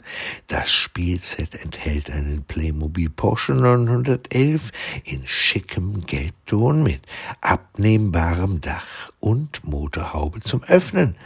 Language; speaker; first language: German; native; German